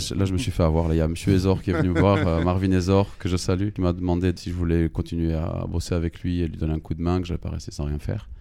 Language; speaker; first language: French; native; French